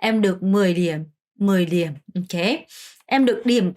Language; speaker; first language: Vietnamese; non-native, fluent; Korean